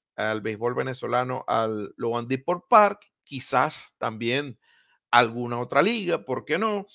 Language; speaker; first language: Spanish; native; Spanish